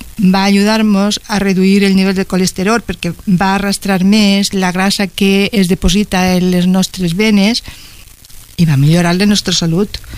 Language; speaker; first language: Catalan; non-native, local second language; Spanish